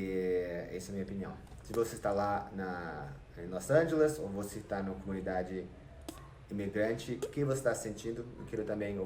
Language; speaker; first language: Portuguese; non-native, fluent; English